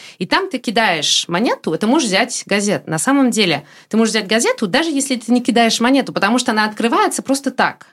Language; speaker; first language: Russian; non-native, fluent; French